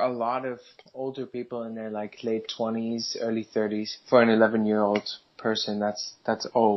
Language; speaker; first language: English; non-native, fluent; German